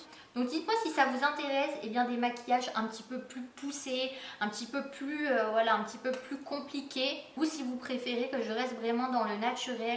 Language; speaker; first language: French; native; French